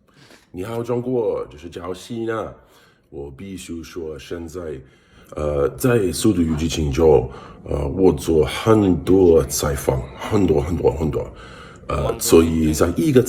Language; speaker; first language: Chinese; non-native, learner; English